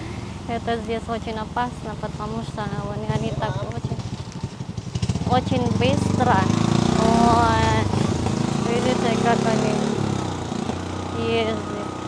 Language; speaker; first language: Russian; non-native, learner; Filipino